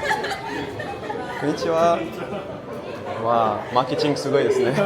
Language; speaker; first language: Japanese; non-native, learner; French